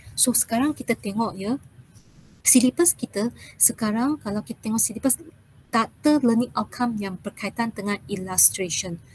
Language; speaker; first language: Malay; non-native, local second language; Chinese